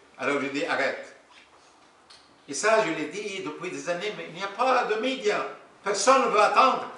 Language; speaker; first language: French; non-native, local second language; Arabic